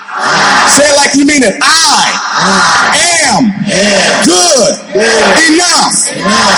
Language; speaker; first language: English; native; English